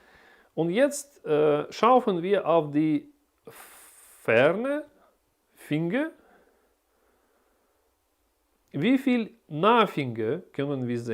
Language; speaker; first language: German; non-native, learner; Russian